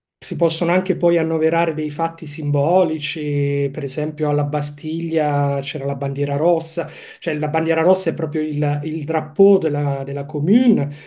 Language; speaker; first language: Italian; native; Italian